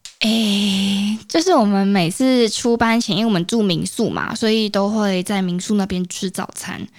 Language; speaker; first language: Chinese; native; Chinese